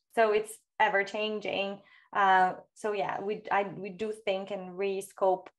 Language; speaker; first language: English; non-native, fluent; Portuguese